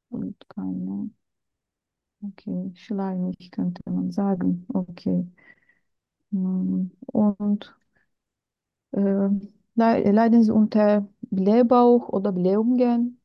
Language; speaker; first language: German; non-native, learner; Turkish